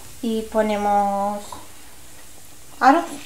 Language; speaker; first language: Spanish; non-native, learner; Turkish